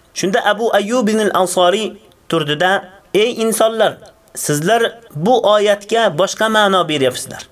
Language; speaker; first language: Uzbek; native; Uzbek